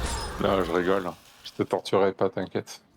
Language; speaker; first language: French; native; French